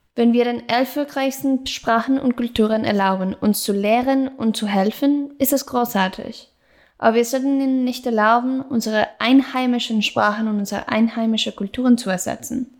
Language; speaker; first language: German; non-native, fluent; Spanish